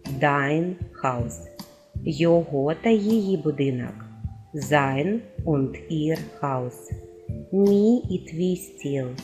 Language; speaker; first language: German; non-native, fluent; Ukrainian